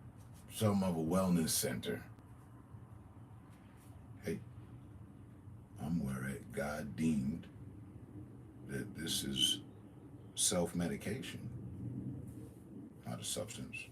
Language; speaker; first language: English; native; English